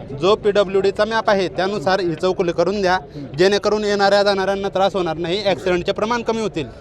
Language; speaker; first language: Marathi; native; Marathi